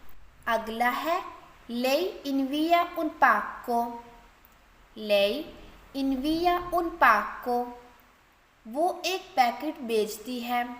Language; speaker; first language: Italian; non-native, fluent; Urdu